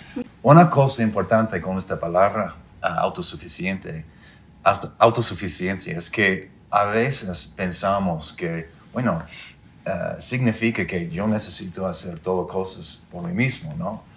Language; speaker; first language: Spanish; non-native, fluent; English